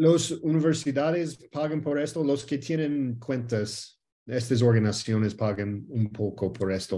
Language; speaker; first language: Spanish; early bilingual, heritage; Spanish